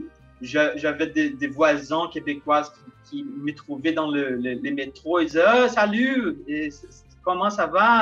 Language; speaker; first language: French; non-native, fluent; Portuguese